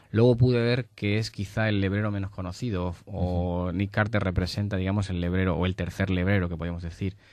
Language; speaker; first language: Spanish; native; Spanish